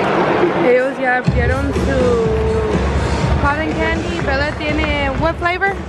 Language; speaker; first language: Spanish; early bilingual, heritage; English